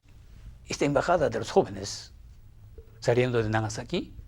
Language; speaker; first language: Spanish; non-native, fluent; Japanese